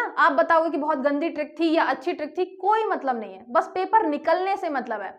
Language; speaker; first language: Hindi; native; Hindi